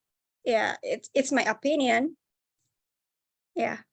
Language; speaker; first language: English; non-native, learner; Indonesian